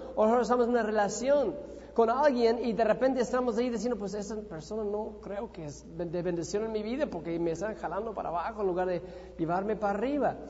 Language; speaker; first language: Spanish; non-native, fluent; English